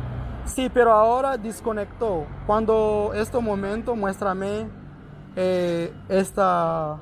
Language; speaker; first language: Spanish; non-native, learner; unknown